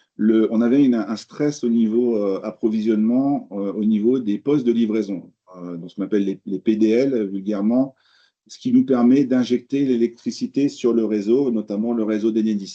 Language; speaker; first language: French; native; French